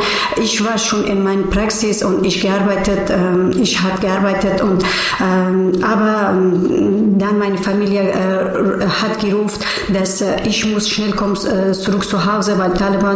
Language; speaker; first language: German; non-native, learner; Persian